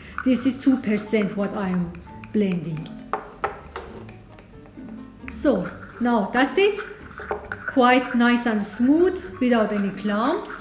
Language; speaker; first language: English; non-native, fluent; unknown